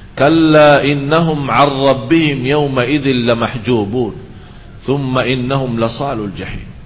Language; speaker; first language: Indonesian; non-native, fluent; Arabic